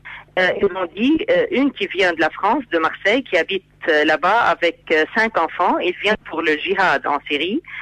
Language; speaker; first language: French; non-native, fluent; Arabic